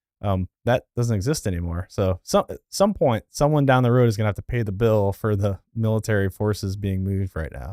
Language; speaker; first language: English; native; English